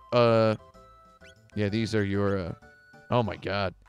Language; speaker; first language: English; native; English